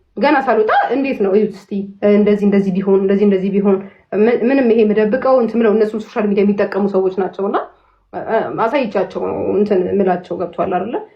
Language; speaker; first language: Amharic; native; Amharic